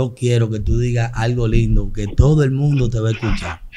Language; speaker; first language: Spanish; native; Spanish